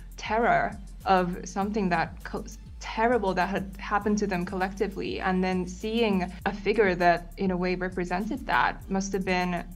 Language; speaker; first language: English; non-native, fluent; Japanese